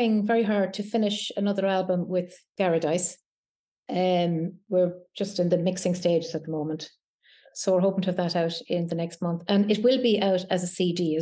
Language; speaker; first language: English; native; English